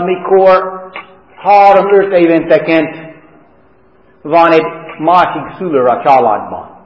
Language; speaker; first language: Hungarian; non-native, fluent; English